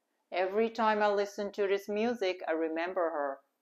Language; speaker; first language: English; non-native, fluent; Japanese